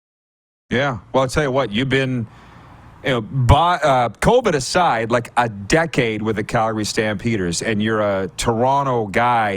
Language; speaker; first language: English; native; English